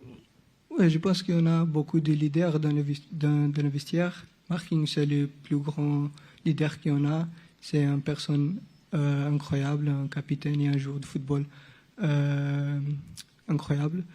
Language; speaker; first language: French; non-native, local second language; Portuguese